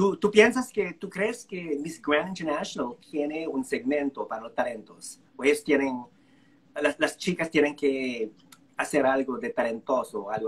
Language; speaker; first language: Spanish; non-native, fluent; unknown